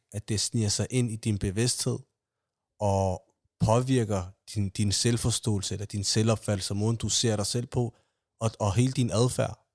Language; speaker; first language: Danish; early bilingual, other home language; Somali